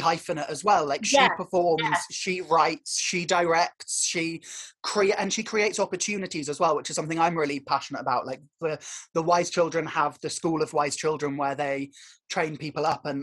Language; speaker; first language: English; native; English